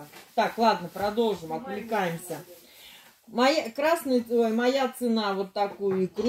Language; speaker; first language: Russian; native; Russian